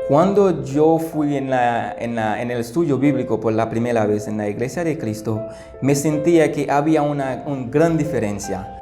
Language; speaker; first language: Spanish; non-native, learner; Haitian Creole